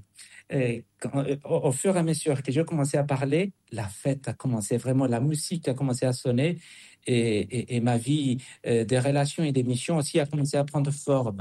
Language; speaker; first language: French; non-native, fluent; Spanish